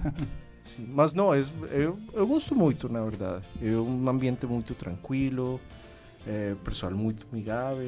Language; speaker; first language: Portuguese; non-native, fluent; Spanish